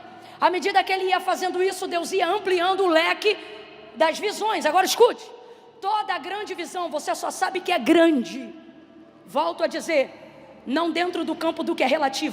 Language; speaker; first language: Portuguese; native; Portuguese